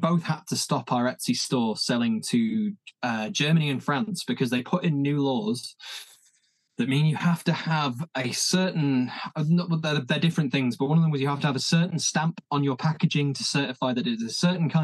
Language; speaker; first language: English; native; English